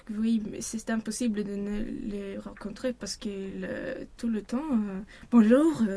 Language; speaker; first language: French; non-native, learner; Swedish